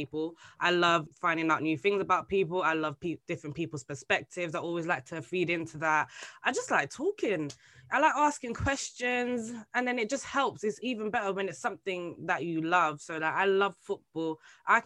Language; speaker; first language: English; native; English